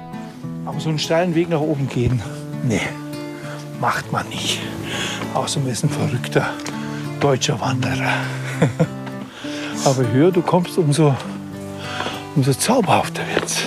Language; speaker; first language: German; native; German